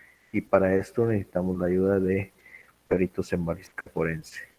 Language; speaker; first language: Spanish; native; Spanish